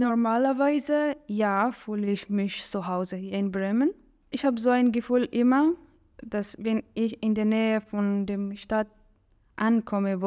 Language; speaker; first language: German; non-native, learner; Persian